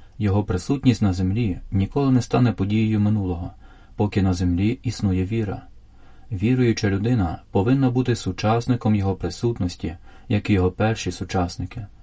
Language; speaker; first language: Ukrainian; native; Ukrainian